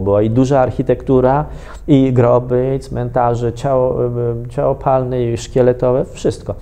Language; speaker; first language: Polish; native; Polish